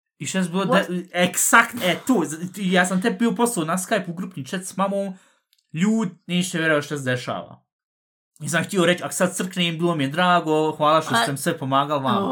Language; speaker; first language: Bosnian; early bilingual, heritage; Bosnian